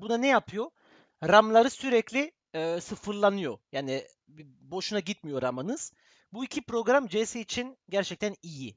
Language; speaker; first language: Turkish; early bilingual, heritage; Turkish